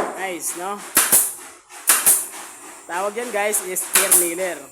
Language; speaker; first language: Filipino; native; Filipino